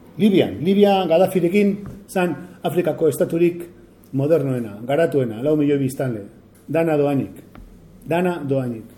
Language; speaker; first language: Basque; native; Basque